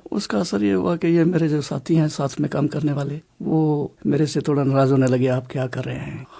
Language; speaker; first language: Urdu; non-native, local second language; Punjabi